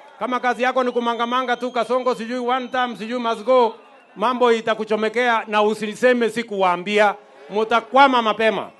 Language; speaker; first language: Swahili; non-native, local second language; Kalenjin